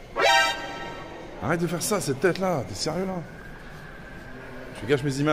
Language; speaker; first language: French; native; French